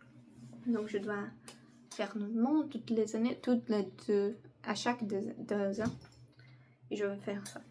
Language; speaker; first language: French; non-native, learner; Portuguese